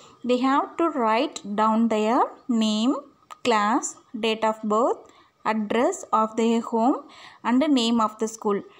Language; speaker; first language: English; non-native, local second language; Tamil